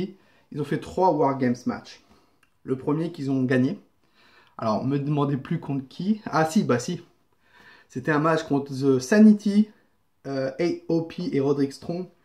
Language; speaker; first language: French; native; French